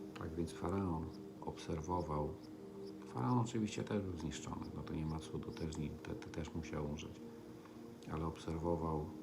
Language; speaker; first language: Polish; early bilingual, heritage; Polish